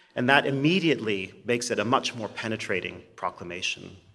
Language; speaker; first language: English; native; English